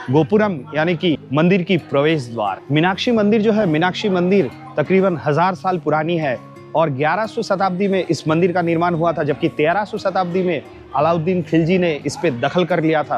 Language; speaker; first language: Hindi; non-native, local second language; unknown